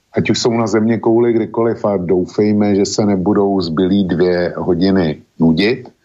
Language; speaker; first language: Czech; native; Czech